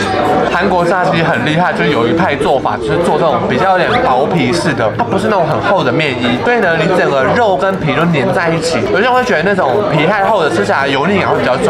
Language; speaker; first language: Chinese; native; Chinese